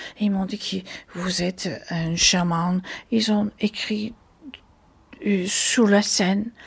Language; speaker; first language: French; non-native, fluent; Turkish